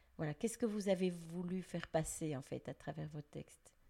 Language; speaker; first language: French; native; French